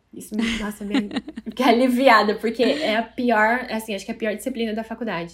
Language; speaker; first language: Portuguese; native; Portuguese